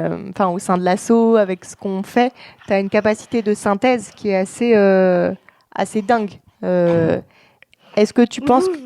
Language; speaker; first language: French; native; French